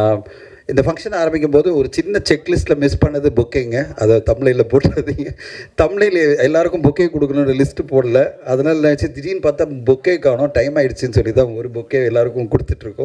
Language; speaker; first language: Tamil; native; Tamil